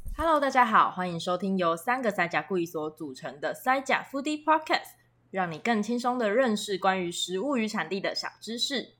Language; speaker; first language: Chinese; native; Chinese